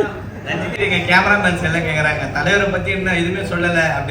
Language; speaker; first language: Tamil; native; Tamil